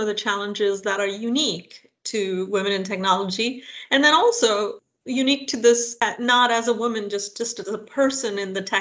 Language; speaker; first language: English; non-native, local second language; Hindi